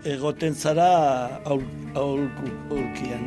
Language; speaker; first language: Basque; non-native, learner; Spanish